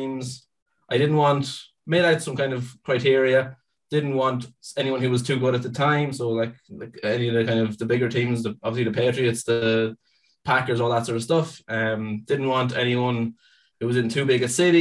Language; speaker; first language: English; native; English